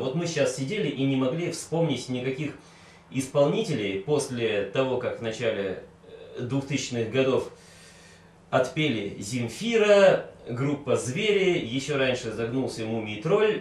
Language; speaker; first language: Russian; native; Russian